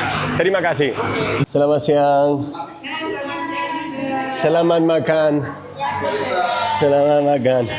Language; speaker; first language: Indonesian; non-native, learner; Spanish